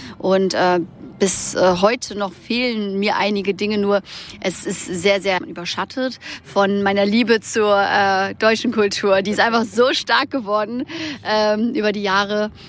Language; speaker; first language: German; early bilingual, other home language; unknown